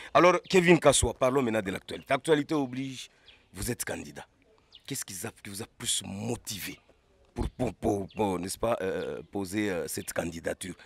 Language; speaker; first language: French; non-native, local second language; Lingala